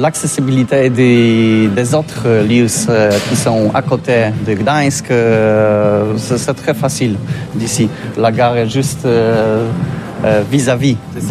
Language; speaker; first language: French; non-native, learner; Polish